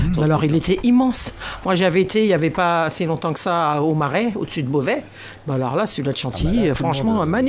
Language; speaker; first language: French; native; French